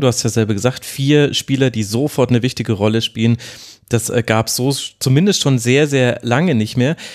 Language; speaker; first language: German; native; German